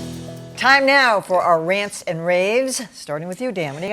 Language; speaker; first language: English; native; English